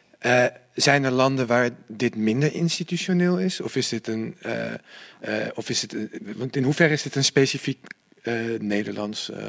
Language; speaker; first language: Dutch; native; Dutch